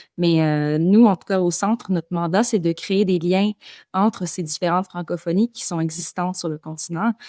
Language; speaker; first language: French; native; French